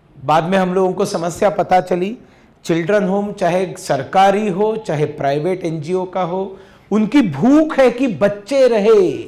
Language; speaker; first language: Hindi; non-native, local second language; Marathi